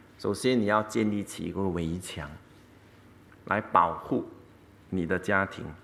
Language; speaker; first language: Chinese; native; Chinese